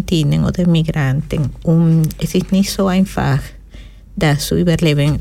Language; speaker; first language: German; non-native, learner; Spanish